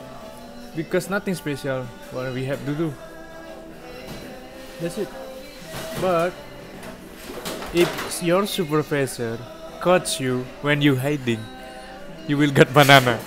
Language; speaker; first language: English; non-native, learner; Indonesian